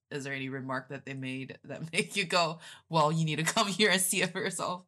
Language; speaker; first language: English; non-native, fluent; Chinese